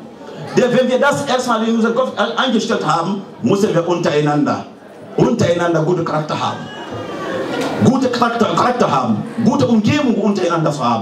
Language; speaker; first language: German; non-native, learner; Fula